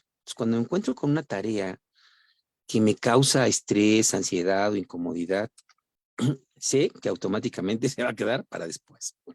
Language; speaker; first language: Spanish; native; Spanish